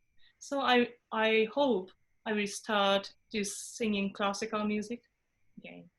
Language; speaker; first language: English; non-native, fluent; Japanese